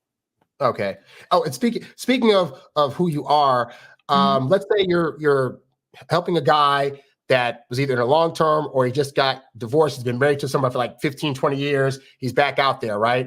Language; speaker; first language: English; native; English